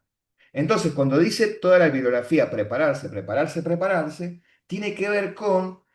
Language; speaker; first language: Spanish; native; Spanish